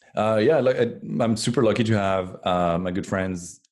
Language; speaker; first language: English; non-native, fluent; French